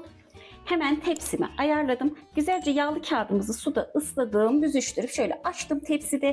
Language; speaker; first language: Turkish; native; Turkish